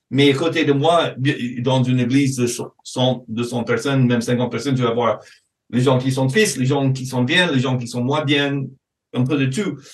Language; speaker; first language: French; non-native, fluent; English